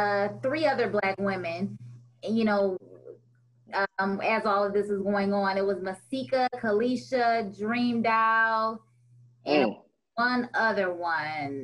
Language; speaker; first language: English; native; English